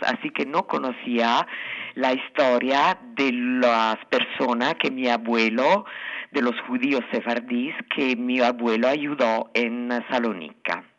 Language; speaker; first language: Spanish; early bilingual, heritage; Italian